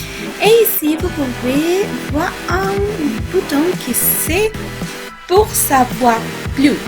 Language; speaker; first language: French; non-native, learner; Spanish